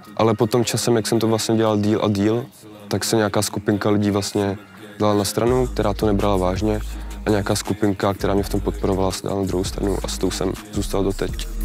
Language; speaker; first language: Czech; early bilingual, other home language; Slovak